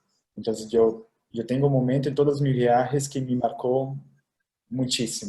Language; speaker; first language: Spanish; non-native, fluent; Portuguese